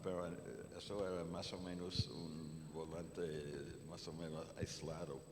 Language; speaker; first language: Spanish; non-native, fluent; English